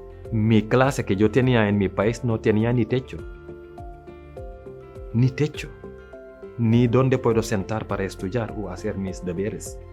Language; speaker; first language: Spanish; non-native, local second language; French